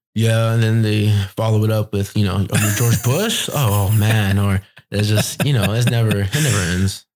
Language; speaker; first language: English; early bilingual, other home language; Spanish